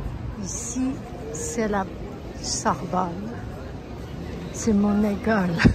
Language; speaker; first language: French; non-native, learner; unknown